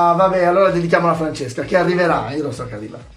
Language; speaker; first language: Italian; native; Italian